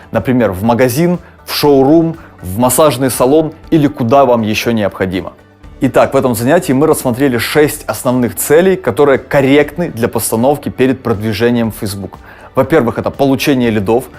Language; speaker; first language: Russian; native; Russian